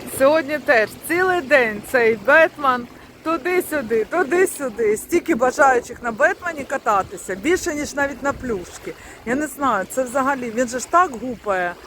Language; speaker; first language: Ukrainian; non-native, local second language; Russian